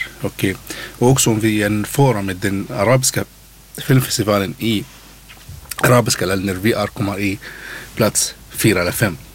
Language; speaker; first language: Swedish; non-native, learner; Arabic